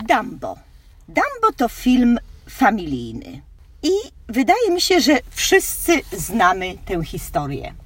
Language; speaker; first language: Polish; native; Polish